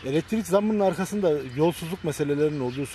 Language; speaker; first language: Turkish; native; Turkish